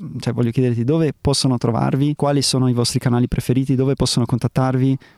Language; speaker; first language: Italian; early bilingual, heritage; Italian